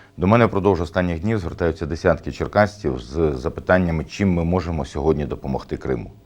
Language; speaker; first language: Ukrainian; native; Ukrainian